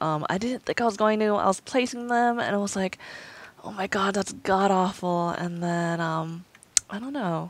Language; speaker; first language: English; native; English